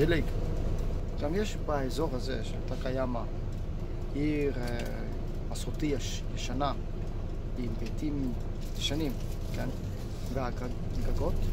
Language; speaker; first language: Hebrew; non-native, fluent; Japanese